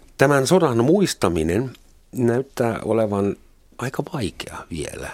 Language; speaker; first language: Finnish; non-native, fluent; German